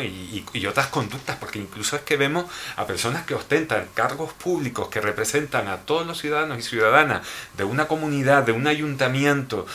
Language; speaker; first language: Spanish; native; Spanish